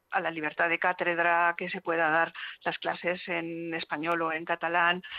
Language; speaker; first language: Spanish; native; Spanish